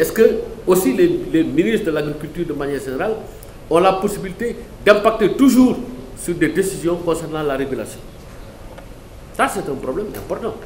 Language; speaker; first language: French; non-native, local second language; Wolof